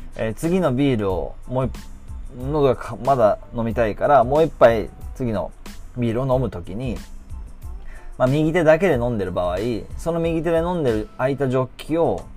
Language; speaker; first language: Japanese; native; Japanese